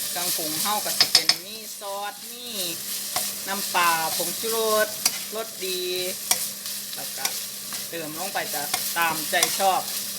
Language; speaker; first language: Thai; native; Thai